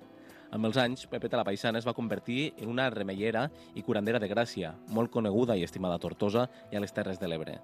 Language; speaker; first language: Catalan; native; Catalan